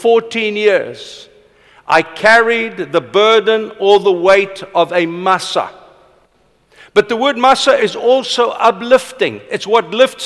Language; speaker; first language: English; non-native, local second language; Afrikaans